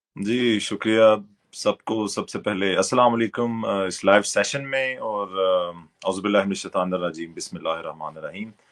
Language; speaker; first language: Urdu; native; Urdu